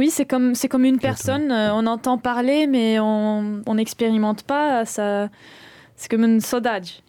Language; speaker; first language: French; early bilingual, other home language; Spanish